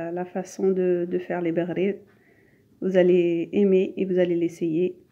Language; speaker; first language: French; non-native, local second language; Arabic